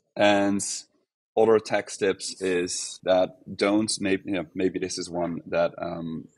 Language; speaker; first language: English; non-native, fluent; Dutch